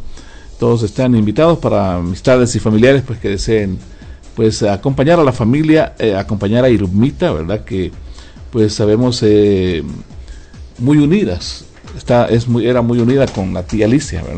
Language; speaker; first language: Spanish; native; Spanish